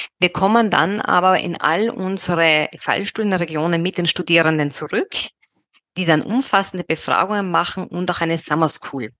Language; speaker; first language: German; native; German